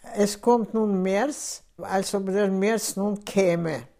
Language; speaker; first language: German; non-native, fluent; Russian